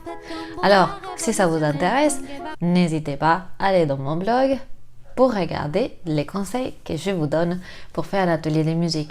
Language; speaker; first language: French; non-native, fluent; Spanish